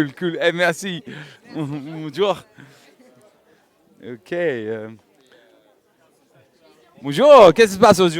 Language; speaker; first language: French; non-native, learner; English